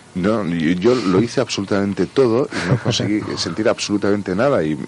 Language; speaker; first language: Spanish; native; Spanish